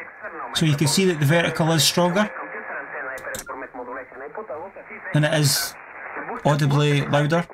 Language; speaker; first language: English; native; English